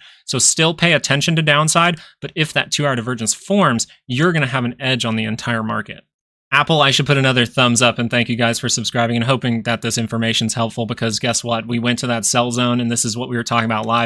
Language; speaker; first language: English; native; English